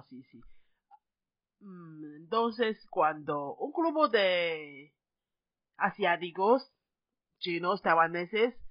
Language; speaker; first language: Spanish; non-native, fluent; Chinese